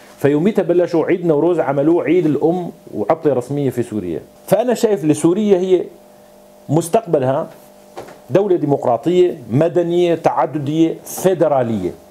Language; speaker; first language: Arabic; non-native, local second language; Kurdish